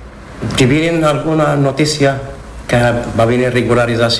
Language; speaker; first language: Spanish; non-native, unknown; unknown